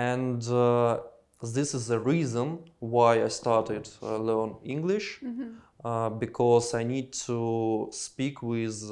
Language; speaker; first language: English; non-native, learner; Russian